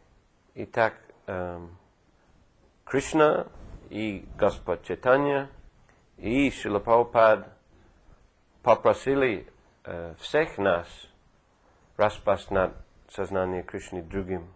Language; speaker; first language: Russian; non-native, fluent; English